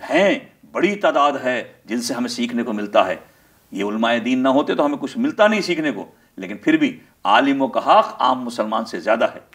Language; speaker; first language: Urdu; native; Urdu